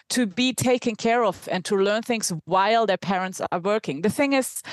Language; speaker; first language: English; non-native, fluent; German